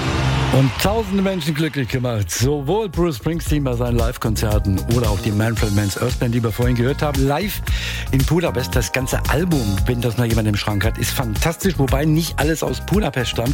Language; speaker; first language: German; native; German